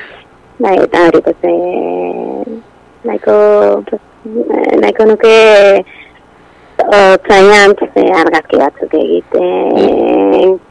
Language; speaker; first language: Basque; non-native, local second language; Spanish